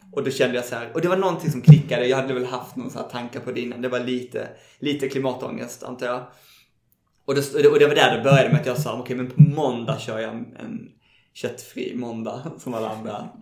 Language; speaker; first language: Swedish; native; Swedish